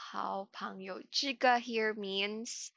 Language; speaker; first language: Chinese; non-native, learner; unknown